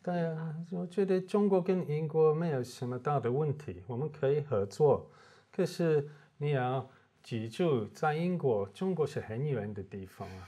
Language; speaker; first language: Chinese; non-native, fluent; English